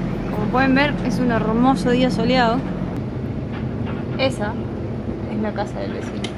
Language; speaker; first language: Spanish; native; Spanish